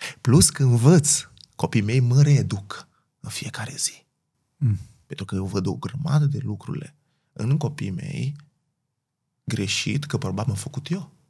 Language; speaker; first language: Romanian; non-native, fluent; Portuguese